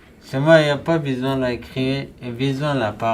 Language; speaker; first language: French; non-native, learner; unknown